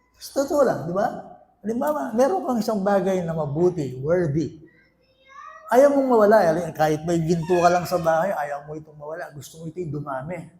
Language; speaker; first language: Filipino; non-native, local second language; Pampanga